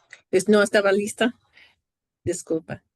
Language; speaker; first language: Spanish; non-native, fluent; English